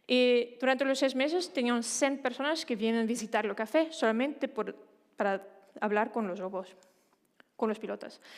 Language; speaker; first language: Spanish; non-native, fluent; Danish